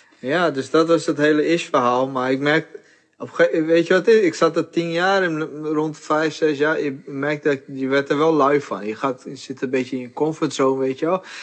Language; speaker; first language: Dutch; early bilingual, other home language; Portuguese